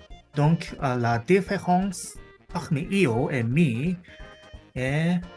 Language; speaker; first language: French; non-native, fluent; Japanese